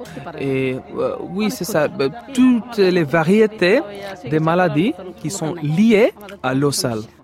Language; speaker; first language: French; non-native, fluent; Bangla